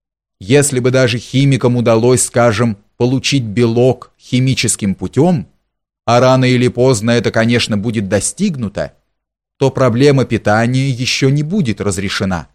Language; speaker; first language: Russian; native; Russian